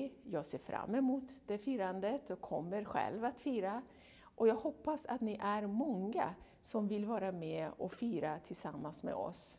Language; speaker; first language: Swedish; non-native, fluent; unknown